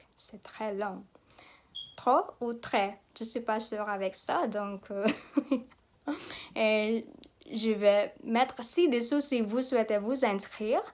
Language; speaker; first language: French; non-native, learner; Pampanga